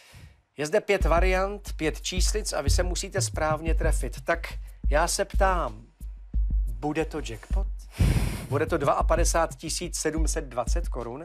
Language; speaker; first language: Czech; native; Czech